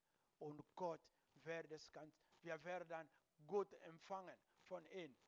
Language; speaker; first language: German; non-native, learner; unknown